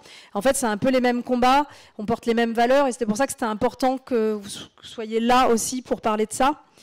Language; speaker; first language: French; native; French